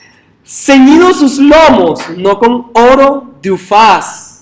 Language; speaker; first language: Spanish; native; Spanish